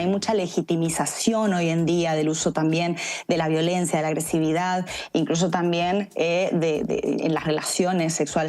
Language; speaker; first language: Spanish; native; Spanish